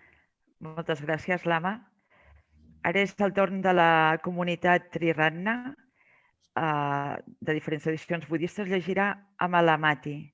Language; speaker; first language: Catalan; native; Catalan